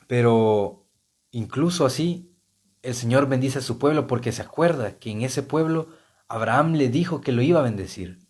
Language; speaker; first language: Spanish; native; Spanish